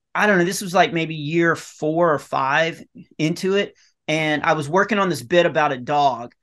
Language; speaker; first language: English; native; English